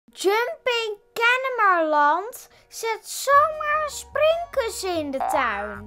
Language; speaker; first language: Dutch; native; Dutch